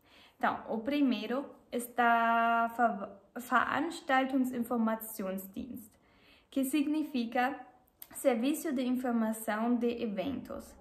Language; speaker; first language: Portuguese; non-native, learner; German